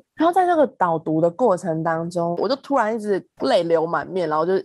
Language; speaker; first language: Chinese; native; Chinese